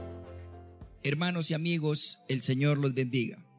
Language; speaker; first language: Spanish; native; Spanish